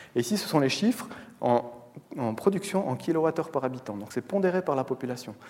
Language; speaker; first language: French; native; French